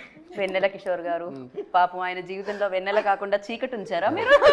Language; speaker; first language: Telugu; native; Telugu